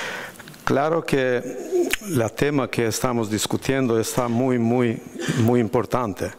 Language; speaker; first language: Spanish; non-native, fluent; Albanian